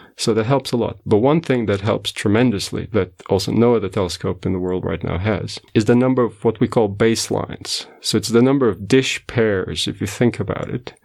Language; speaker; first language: English; non-native, fluent; Portuguese